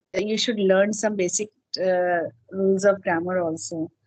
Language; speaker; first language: English; non-native, fluent; Hindi